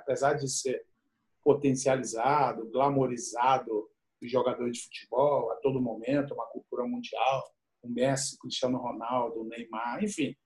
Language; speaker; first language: Portuguese; native; Portuguese